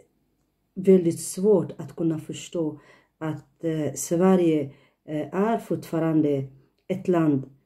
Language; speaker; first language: Swedish; non-native, fluent; Tigrinya